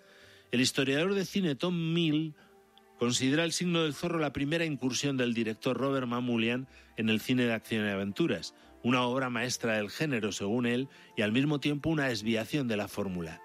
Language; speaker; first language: Spanish; native; Spanish